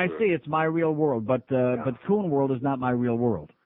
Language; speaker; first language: English; native; English